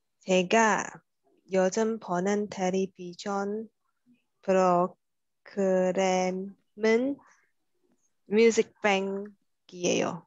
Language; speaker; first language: Korean; non-native, learner; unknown